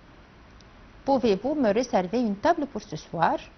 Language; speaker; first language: French; non-native, fluent; Arabic